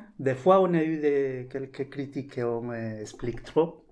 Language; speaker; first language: French; non-native, learner; Spanish